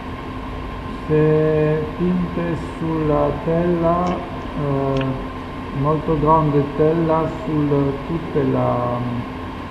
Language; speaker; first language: French; native; French